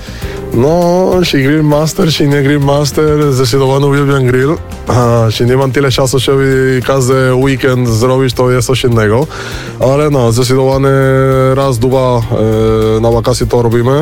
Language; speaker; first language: Polish; non-native, learner; Spanish